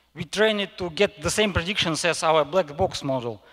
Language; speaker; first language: English; non-native, fluent; Russian